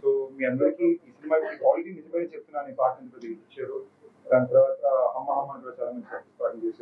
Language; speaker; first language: Telugu; native; Telugu